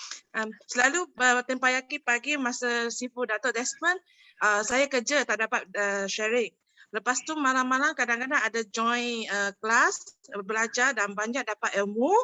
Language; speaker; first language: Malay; non-native, local second language; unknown